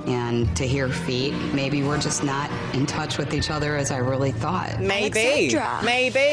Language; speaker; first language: English; native; English